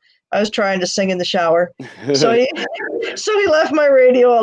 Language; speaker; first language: English; native; English